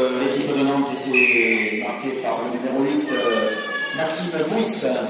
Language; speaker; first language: French; native; French